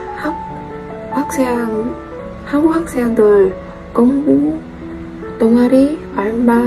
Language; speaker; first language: Korean; non-native, learner; Vietnamese